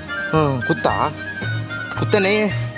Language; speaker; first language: Hindi; non-native, local second language; Kannada